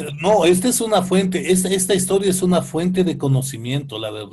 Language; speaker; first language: Spanish; native; Spanish